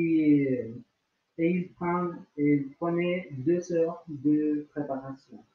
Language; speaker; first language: French; non-native, learner; Spanish